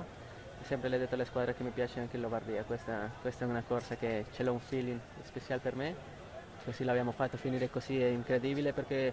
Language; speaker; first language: Italian; non-native, fluent; Spanish